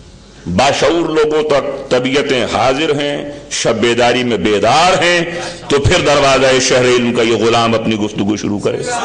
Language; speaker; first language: Urdu; native; Urdu